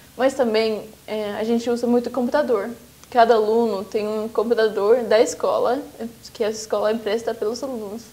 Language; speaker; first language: Portuguese; non-native, fluent; Swedish